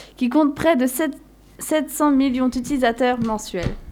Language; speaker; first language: French; native; French